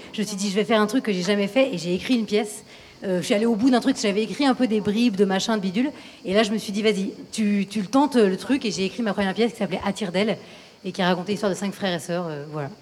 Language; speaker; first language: French; native; French